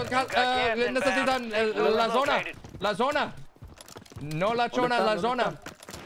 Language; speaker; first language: Spanish; non-native, learner; English